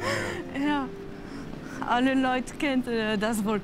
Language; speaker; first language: German; non-native, learner; French